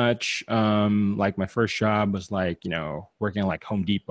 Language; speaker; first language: English; non-native, local second language; Filipino